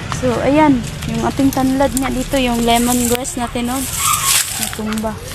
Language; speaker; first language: Filipino; non-native, local second language; Hiligaynon